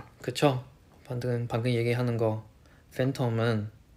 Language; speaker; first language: Korean; non-native, fluent; Chinese